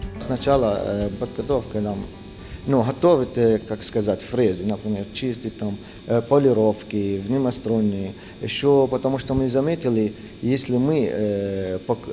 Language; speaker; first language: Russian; non-native, learner; Arabic